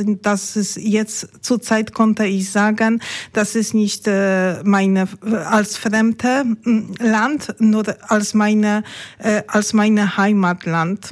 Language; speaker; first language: German; non-native, learner; Polish